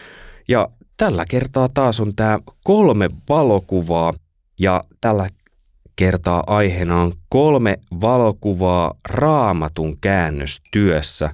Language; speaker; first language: Finnish; native; Finnish